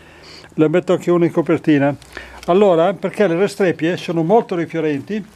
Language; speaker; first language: Italian; native; Italian